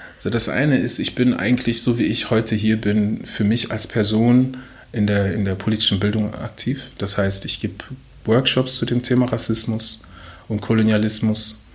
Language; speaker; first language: German; early bilingual, other home language; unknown